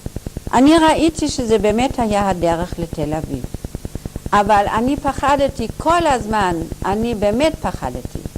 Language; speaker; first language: Hebrew; non-native, fluent; German